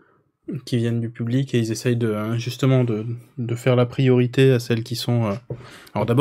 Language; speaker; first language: French; native; French